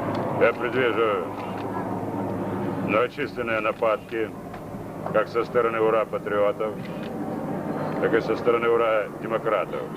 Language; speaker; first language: Russian; native; Russian